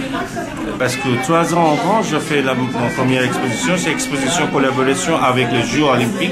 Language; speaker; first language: French; non-native, learner; Bangla